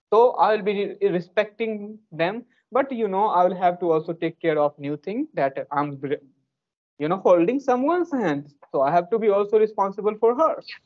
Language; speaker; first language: English; non-native, local second language; Hindi